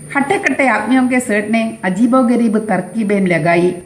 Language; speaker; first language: Hindi; non-native, local second language; Malayalam